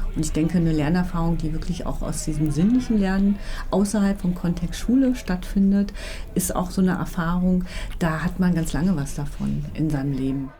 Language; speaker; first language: German; native; German